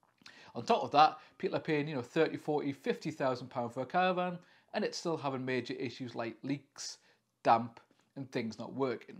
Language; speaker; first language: English; native; English